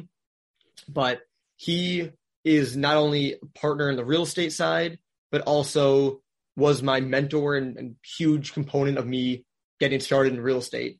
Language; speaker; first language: English; native; English